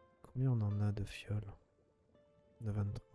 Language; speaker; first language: French; native; French